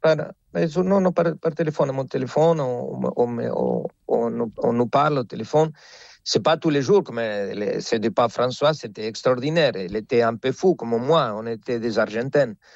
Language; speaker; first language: French; non-native, fluent; Spanish